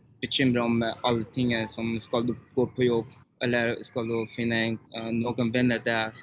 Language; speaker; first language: Norwegian; non-native, learner; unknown